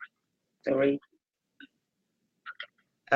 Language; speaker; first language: English; non-native, learner; Japanese